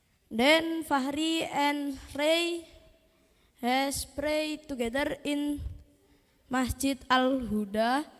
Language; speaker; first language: English; non-native, learner; Indonesian